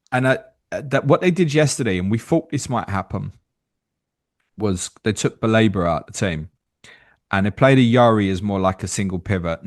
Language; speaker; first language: English; native; English